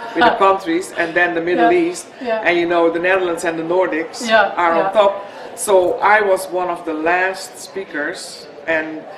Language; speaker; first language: English; non-native, fluent; Dutch